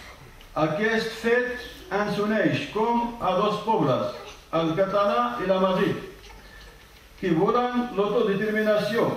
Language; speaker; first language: Catalan; non-native, fluent; Berber languages